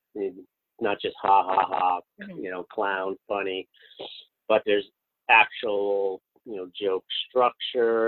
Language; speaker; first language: English; native; English